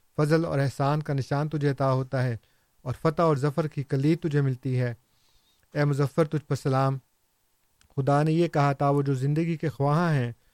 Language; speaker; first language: Urdu; non-native, local second language; Punjabi